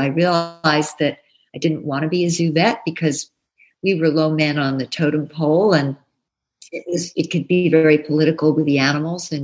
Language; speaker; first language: English; native; English